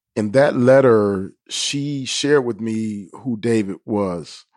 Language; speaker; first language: English; native; English